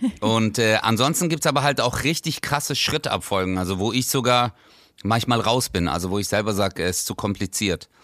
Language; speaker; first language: German; early bilingual, other home language; Turkish